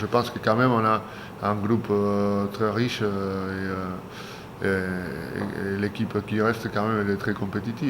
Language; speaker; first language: French; non-native, fluent; Spanish